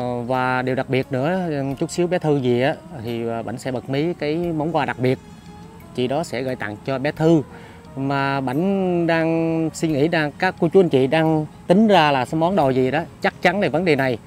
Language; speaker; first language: Vietnamese; native; Vietnamese